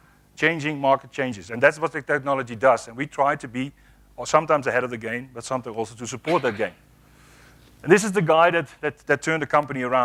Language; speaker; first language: English; non-native, fluent; Dutch